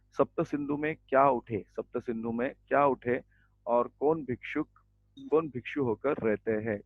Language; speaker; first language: Hindi; non-native, local second language; Marathi